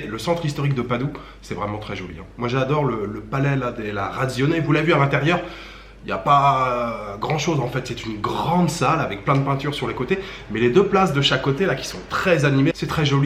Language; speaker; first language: French; native; French